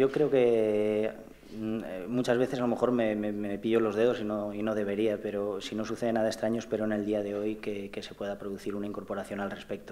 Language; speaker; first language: Spanish; native; Spanish